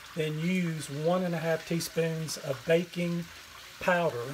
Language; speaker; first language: English; native; English